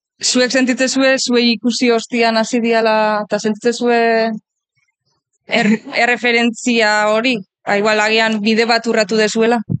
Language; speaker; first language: Basque; native; Basque